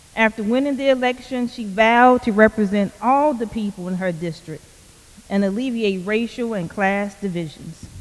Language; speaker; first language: English; native; English